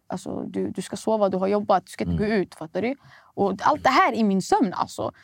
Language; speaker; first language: Swedish; early bilingual, other home language; Somali